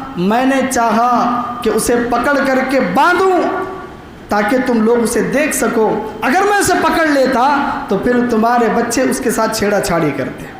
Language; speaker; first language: Urdu; native; Urdu